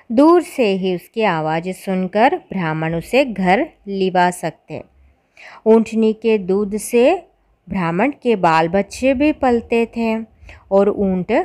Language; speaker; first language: Hindi; non-native, local second language; Malayalam